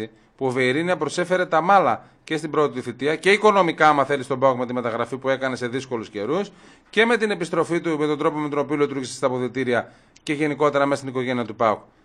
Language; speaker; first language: Greek; native; Greek